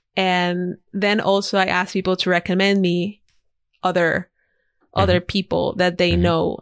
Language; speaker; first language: English; non-native, fluent; Spanish